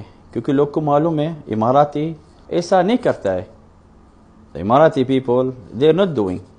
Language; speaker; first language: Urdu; non-native, learner; Arabic